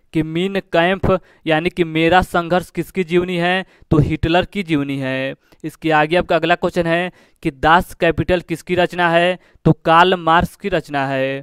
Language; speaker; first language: Hindi; native; Hindi